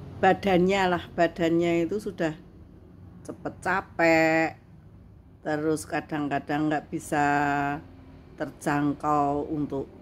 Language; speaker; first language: Indonesian; non-native, local second language; Javanese